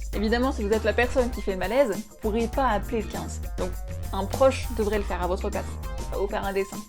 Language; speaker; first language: French; native; French